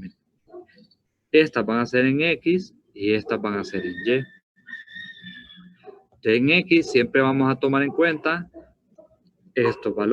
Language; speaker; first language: Spanish; native; Spanish